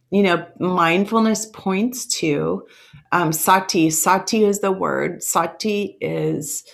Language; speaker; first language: English; early bilingual, other home language; Italian